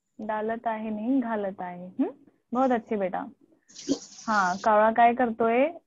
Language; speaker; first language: Marathi; non-native, local second language; Urdu